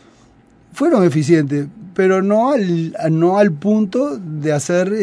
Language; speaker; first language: Spanish; native; Spanish